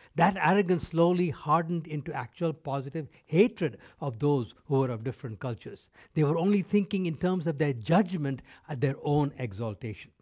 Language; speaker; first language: English; non-native, local second language; Tamil